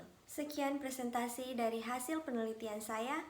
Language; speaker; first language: Indonesian; native; Indonesian